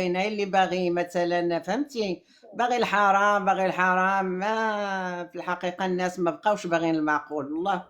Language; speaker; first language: Arabic; native; Arabic